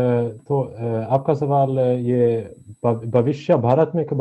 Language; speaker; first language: Hindi; non-native, learner; Swedish